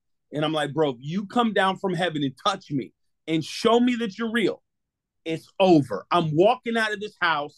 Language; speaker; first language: English; native; English